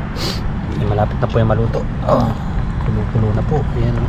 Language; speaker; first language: Filipino; native; Filipino